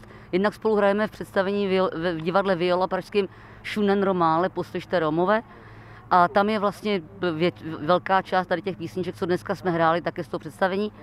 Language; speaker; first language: Czech; native; Czech